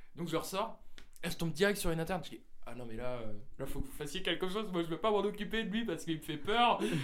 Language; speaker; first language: French; native; French